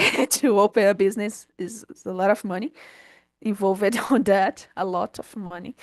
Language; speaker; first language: English; non-native, learner; Portuguese